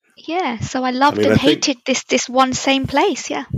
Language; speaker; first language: English; native; English